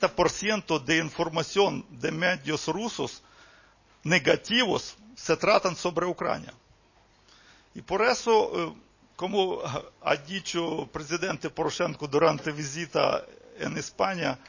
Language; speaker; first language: Spanish; non-native, fluent; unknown